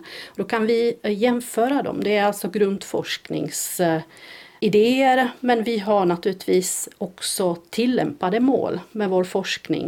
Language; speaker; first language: Swedish; non-native, fluent; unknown